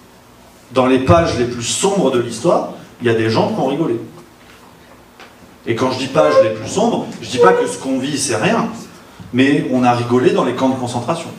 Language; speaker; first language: French; native; French